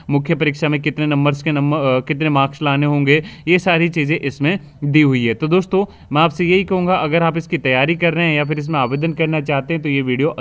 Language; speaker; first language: Hindi; native; Hindi